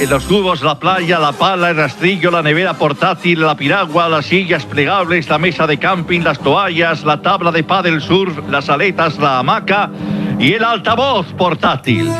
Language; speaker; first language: Spanish; native; Spanish